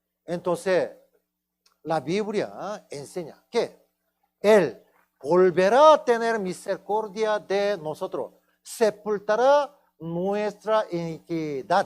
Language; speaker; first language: Spanish; non-native, fluent; Korean